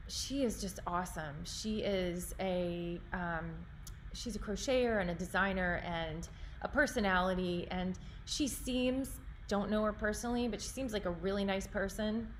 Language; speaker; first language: English; native; English